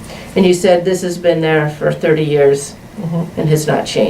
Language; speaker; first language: English; native; English